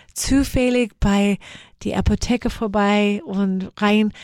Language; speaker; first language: German; non-native, fluent; English